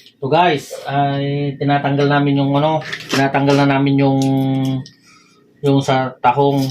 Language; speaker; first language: Filipino; non-native, local second language; Iloko